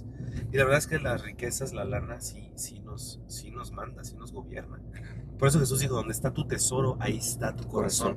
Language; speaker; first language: Spanish; native; Spanish